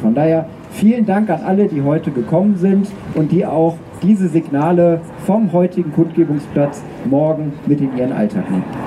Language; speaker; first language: German; native; German